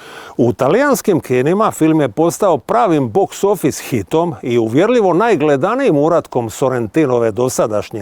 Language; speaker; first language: Bosnian; native; Bosnian